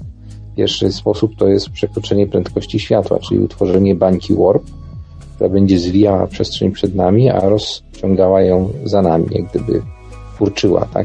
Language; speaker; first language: Polish; native; Polish